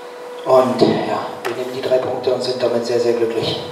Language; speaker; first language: German; native; German